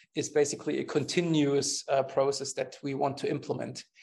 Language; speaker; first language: English; non-native, fluent; German